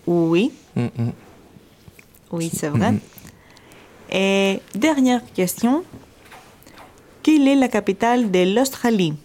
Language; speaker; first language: French; non-native, learner; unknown